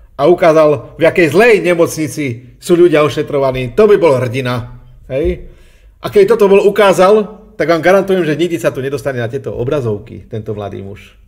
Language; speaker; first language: Slovak; native; Slovak